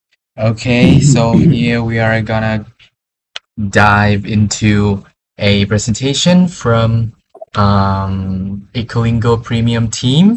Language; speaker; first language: English; non-native, fluent; Vietnamese